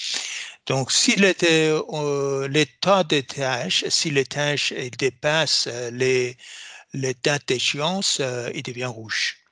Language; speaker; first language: French; non-native, fluent; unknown